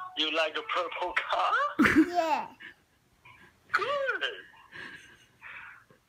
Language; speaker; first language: English; non-native, learner; Chinese